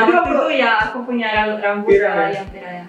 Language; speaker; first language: Indonesian; non-native, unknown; Russian